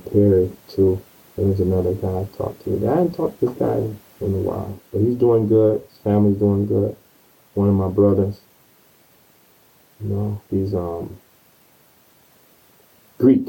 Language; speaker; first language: English; native; English